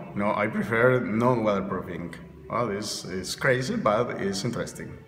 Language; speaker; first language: English; non-native, learner; Spanish